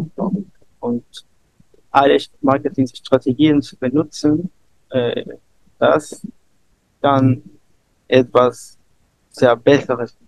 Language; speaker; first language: German; non-native, learner; Spanish